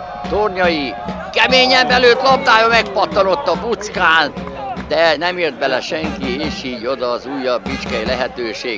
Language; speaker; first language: Hungarian; native; Hungarian